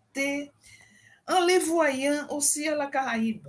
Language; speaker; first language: French; non-native, fluent; Portuguese